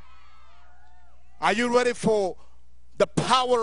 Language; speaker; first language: English; non-native, local second language; Ganda